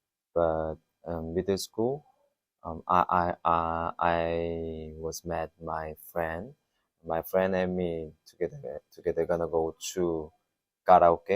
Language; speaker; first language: English; non-native, learner; Korean